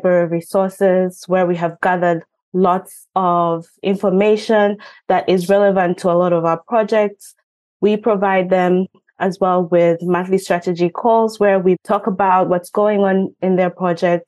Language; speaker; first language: English; non-native, local second language; Ganda